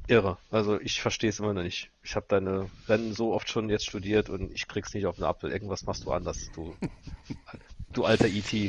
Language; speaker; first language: German; native; German